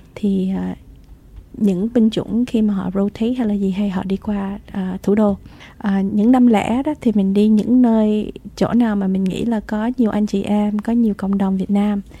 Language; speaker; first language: Vietnamese; early bilingual, heritage; Vietnamese